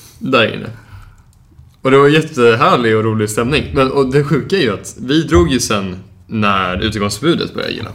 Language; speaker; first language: Swedish; native; Swedish